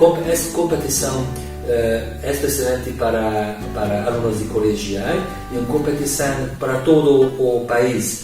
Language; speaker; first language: Portuguese; non-native, fluent; Hungarian